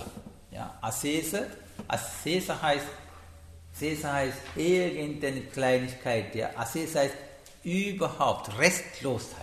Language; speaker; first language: German; non-native, learner; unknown